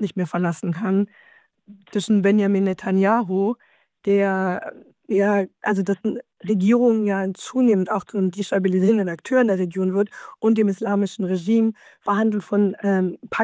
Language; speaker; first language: German; native; German